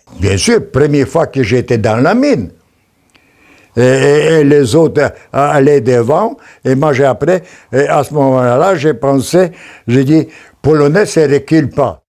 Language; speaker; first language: French; non-native, learner; Polish